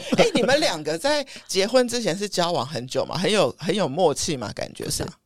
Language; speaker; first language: Chinese; native; Chinese